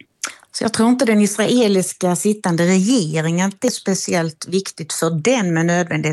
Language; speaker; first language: Swedish; native; Swedish